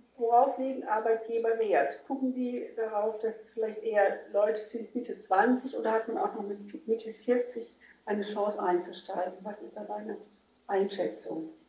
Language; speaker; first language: German; native; German